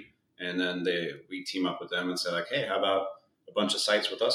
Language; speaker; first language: English; native; English